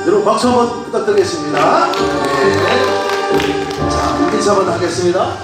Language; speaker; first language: Korean; native; Korean